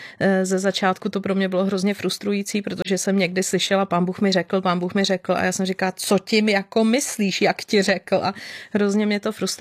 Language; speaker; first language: Czech; native; Czech